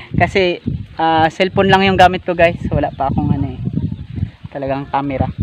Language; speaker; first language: Filipino; native; Filipino